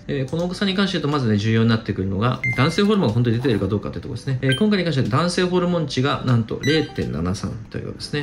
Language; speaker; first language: Japanese; native; Japanese